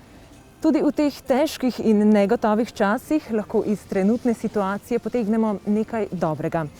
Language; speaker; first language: Slovenian; native; Slovenian